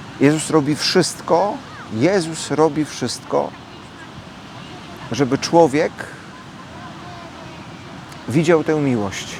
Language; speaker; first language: Polish; native; Polish